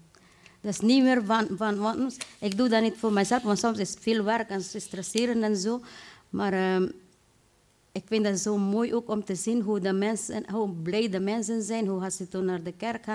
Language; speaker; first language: Dutch; non-native, fluent; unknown